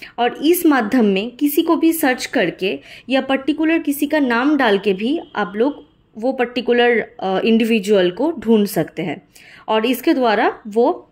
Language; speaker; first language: Hindi; non-native, local second language; Bangla